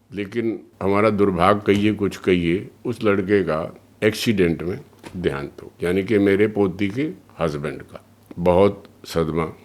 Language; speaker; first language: Hindi; early bilingual, other home language; Punjabi